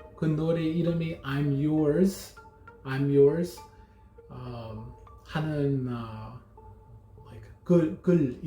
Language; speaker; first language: Korean; non-native, learner; English